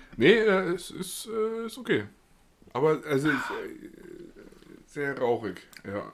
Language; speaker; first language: German; native; German